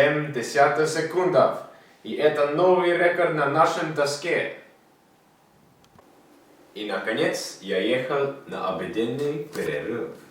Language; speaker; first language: Russian; non-native, learner; Estonian